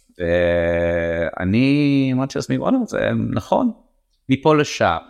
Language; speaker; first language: Hebrew; non-native, fluent; English